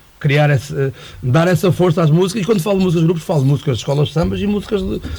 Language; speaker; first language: Portuguese; native; Portuguese